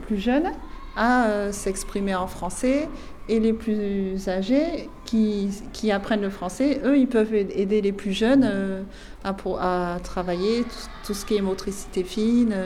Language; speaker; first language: French; native; French